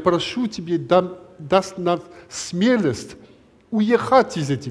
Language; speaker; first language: Russian; non-native, learner; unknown